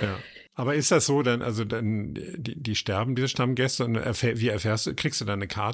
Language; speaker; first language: German; native; German